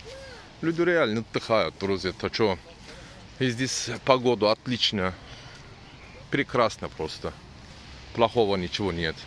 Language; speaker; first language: Russian; non-native, learner; Turkish